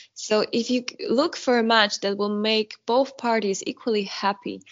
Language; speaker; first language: English; non-native, fluent; Polish